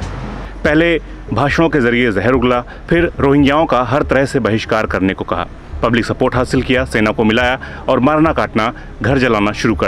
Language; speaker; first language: Hindi; native; Hindi